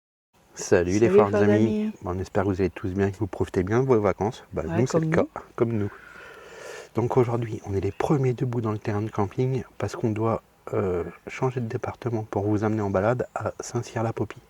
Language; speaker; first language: French; native; French